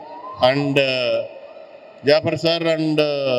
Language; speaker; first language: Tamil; non-native, learner; Telugu